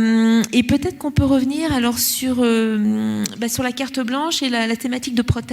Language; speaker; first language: French; native; French